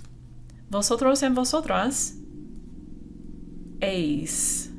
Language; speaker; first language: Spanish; non-native, fluent; English